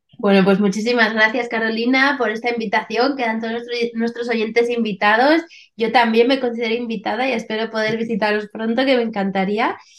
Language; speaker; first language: Spanish; native; Spanish